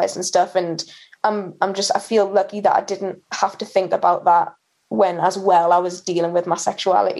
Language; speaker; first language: English; native; English